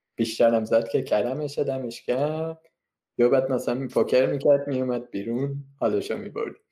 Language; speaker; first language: Persian; native; Persian